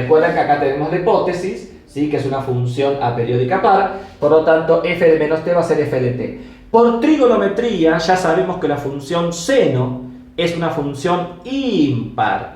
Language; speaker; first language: Spanish; native; Spanish